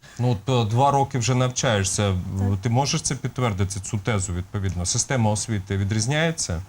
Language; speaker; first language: Ukrainian; native; Ukrainian